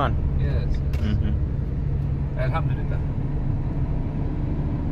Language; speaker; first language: English; non-native, learner; Turkish